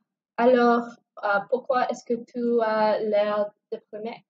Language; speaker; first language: French; non-native, learner; English